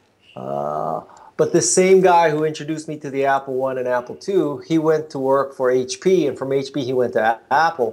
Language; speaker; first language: English; native; English